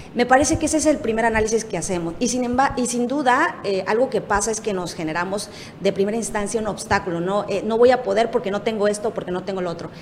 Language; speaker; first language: Spanish; native; Spanish